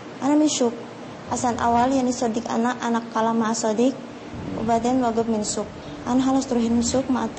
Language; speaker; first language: Arabic; non-native, learner; Indonesian